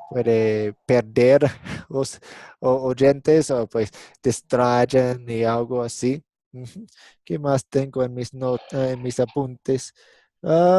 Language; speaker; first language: Spanish; non-native, fluent; English